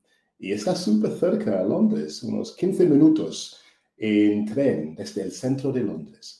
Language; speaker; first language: Spanish; non-native, fluent; English